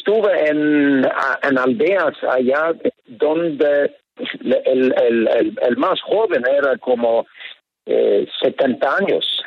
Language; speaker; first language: Spanish; non-native, fluent; Norwegian